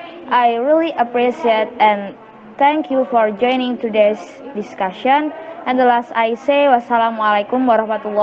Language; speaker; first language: English; non-native, learner; Indonesian